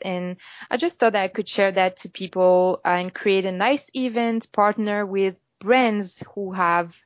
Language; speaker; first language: English; non-native, fluent; French